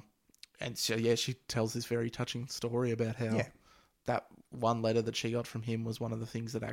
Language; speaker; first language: English; native; English